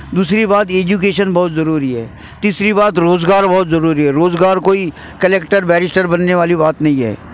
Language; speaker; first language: Hindi; non-native, local second language; Marathi